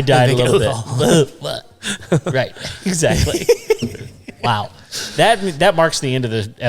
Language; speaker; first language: English; native; English